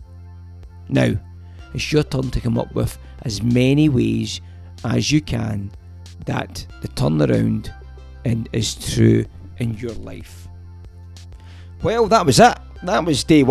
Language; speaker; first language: English; native; English